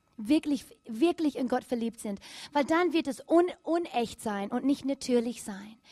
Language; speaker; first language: German; non-native, fluent; English